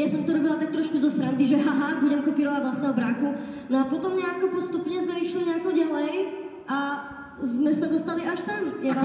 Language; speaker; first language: Slovak; native; Slovak